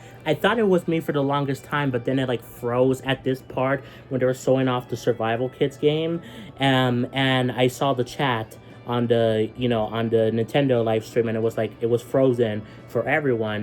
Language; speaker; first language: English; native; English